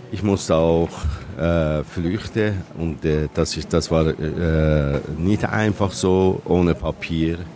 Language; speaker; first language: German; non-native, learner; Persian